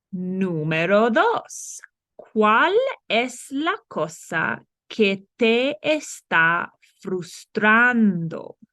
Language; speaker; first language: Spanish; non-native, fluent; English